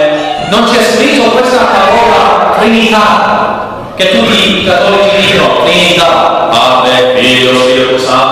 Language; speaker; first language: Italian; non-native, learner; English